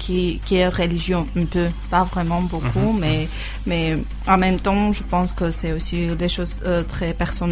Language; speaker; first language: French; non-native, learner; Armenian